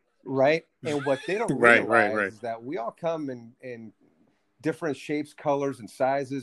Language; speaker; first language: English; early bilingual, other home language; Spanish